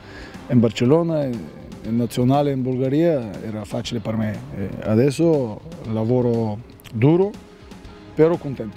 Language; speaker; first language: Italian; non-native, learner; Bulgarian